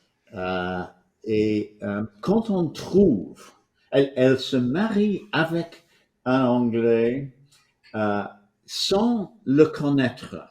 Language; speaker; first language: French; non-native, fluent; English